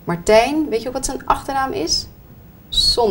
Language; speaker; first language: Dutch; native; Dutch